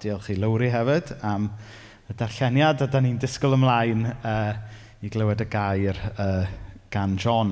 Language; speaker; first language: Welsh; native; Welsh